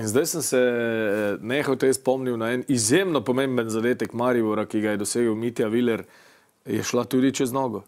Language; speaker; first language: Slovenian; native; Slovenian